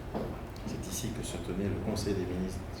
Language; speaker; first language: French; native; French